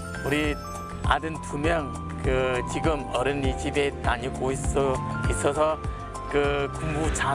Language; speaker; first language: Korean; non-native, learner; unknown